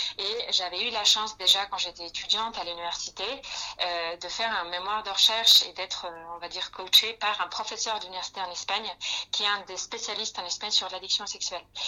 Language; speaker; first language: French; non-native, fluent; Spanish